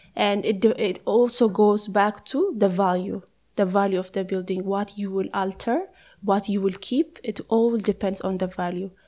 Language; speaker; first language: English; non-native, fluent; Amharic